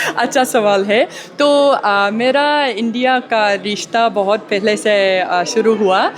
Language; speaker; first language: Hindi; early bilingual, heritage; English